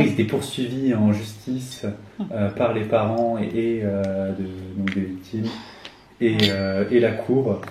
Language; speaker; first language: French; native; French